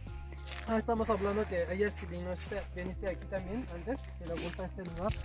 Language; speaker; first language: Spanish; non-native, learner; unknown